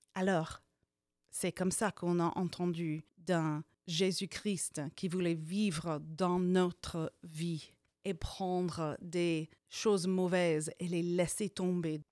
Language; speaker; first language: French; non-native, fluent; English